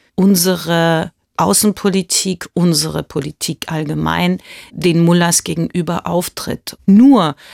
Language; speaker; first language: German; early bilingual, heritage; German